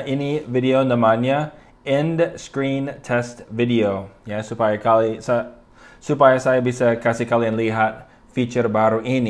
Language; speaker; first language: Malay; non-native, fluent; English